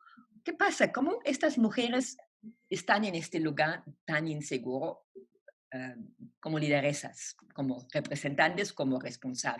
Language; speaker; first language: Spanish; non-native, fluent; German